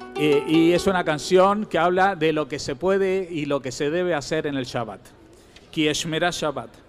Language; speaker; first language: Spanish; native; Spanish